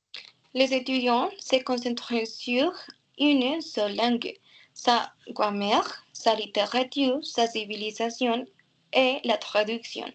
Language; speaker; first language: French; non-native, learner; Spanish